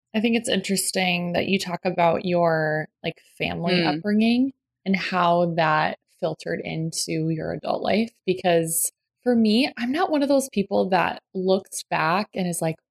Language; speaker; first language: English; native; English